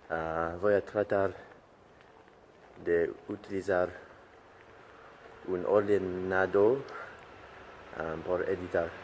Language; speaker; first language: Spanish; non-native, learner; English